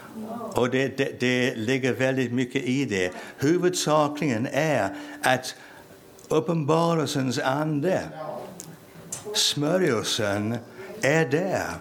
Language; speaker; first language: Swedish; non-native, fluent; English